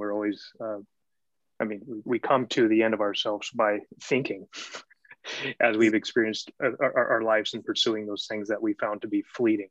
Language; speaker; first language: English; native; English